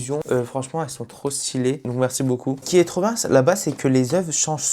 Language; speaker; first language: French; native; French